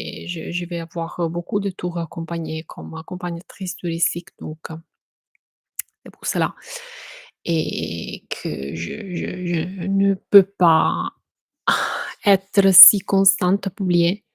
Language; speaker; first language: French; non-native, fluent; Italian